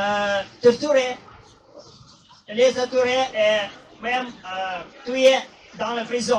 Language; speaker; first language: French; non-native, learner; Russian